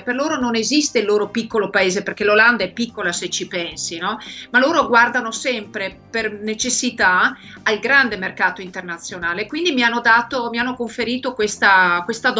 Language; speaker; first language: Italian; native; Italian